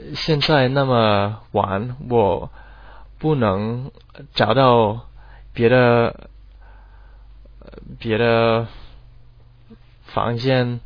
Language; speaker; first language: Chinese; non-native, learner; English